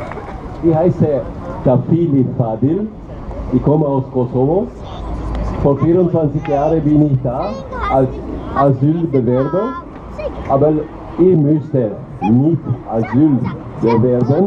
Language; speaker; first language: German; non-native, learner; Albanian